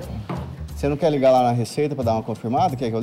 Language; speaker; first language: Portuguese; native; Portuguese